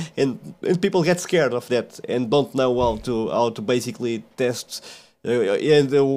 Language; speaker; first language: English; non-native, fluent; Portuguese